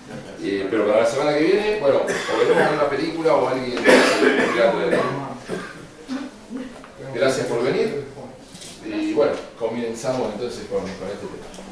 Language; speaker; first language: Spanish; native; Spanish